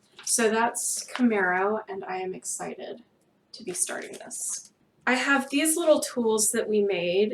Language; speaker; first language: English; native; English